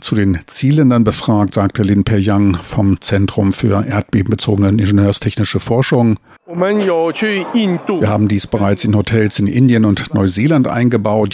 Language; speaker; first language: German; native; German